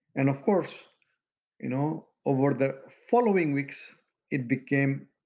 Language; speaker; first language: English; non-native, local second language; Maithili